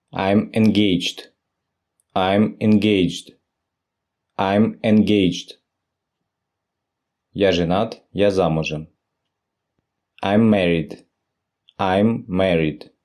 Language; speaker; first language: English; non-native, fluent; Russian